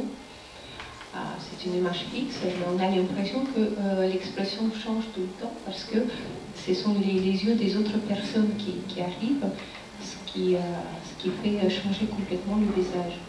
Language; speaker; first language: French; non-native, fluent; Russian